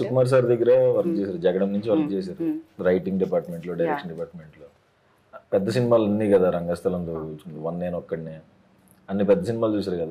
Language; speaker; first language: Telugu; native; Telugu